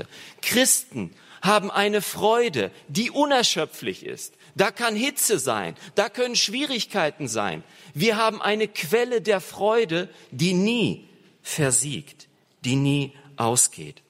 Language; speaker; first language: German; native; German